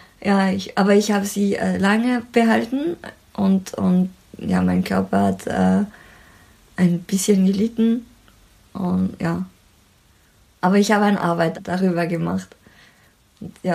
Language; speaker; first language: German; non-native, fluent; French